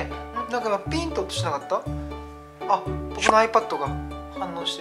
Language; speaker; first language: Japanese; non-native, fluent; Korean